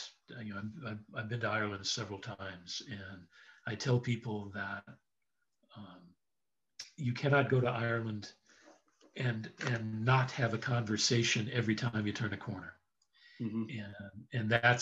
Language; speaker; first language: English; native; English